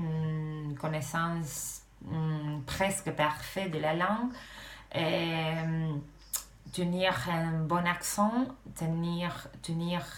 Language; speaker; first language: French; non-native, fluent; Romanian